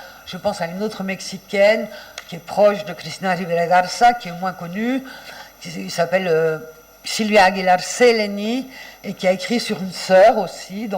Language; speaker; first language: French; native; French